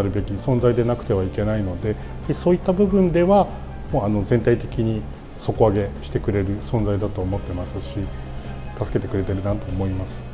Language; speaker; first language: Japanese; native; Japanese